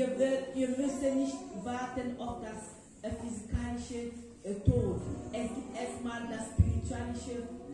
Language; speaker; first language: German; non-native, fluent; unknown